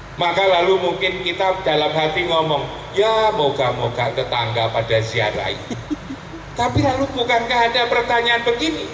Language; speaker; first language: Indonesian; native; Indonesian